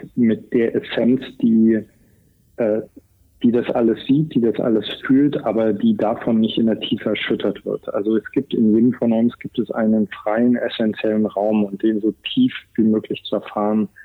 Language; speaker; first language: German; native; German